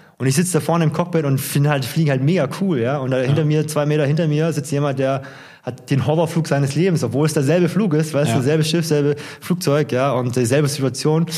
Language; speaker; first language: German; early bilingual, other home language; Korean